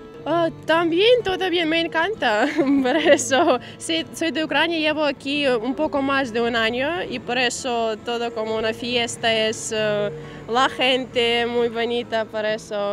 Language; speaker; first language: Spanish; non-native, learner; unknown